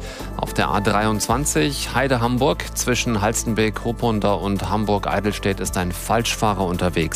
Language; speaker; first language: German; native; German